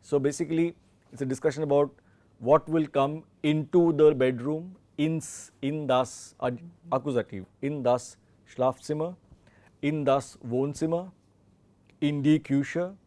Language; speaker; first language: German; non-native, fluent; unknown